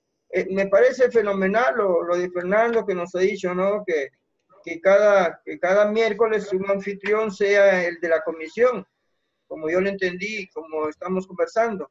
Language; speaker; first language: Spanish; native; Spanish